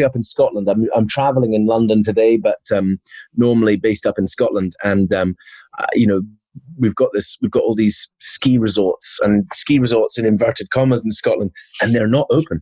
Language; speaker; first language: English; native; English